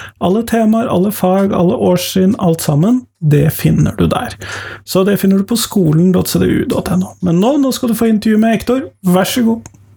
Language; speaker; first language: Norwegian; native; Norwegian